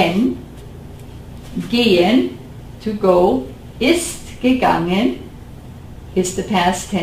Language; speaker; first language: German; non-native, fluent; English